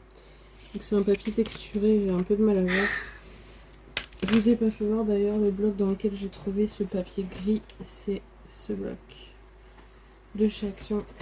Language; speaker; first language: French; native; French